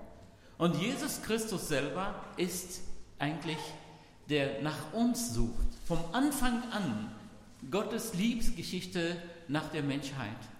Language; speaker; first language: German; non-native, fluent; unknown